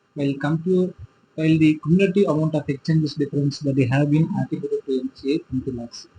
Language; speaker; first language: English; non-native, local second language; Tamil